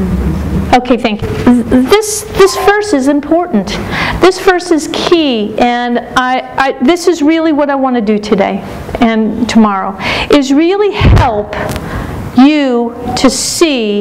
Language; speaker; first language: English; native; English